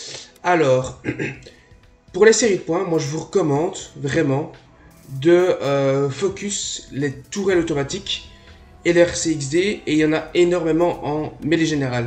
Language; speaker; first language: French; native; French